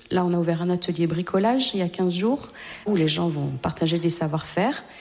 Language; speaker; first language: French; native; French